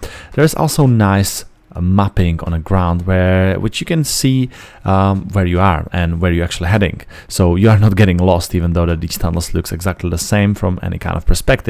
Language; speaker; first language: English; non-native, fluent; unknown